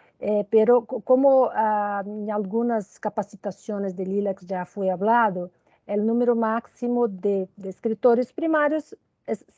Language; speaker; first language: Spanish; non-native, fluent; Portuguese